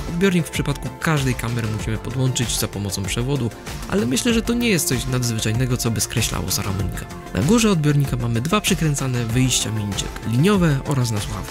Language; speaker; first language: Polish; native; Polish